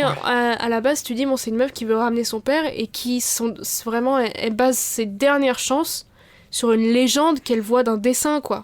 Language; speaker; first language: French; native; French